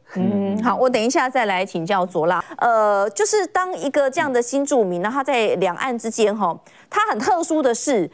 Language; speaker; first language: Chinese; native; Chinese